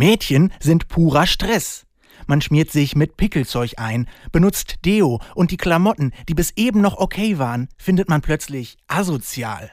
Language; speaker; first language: German; native; German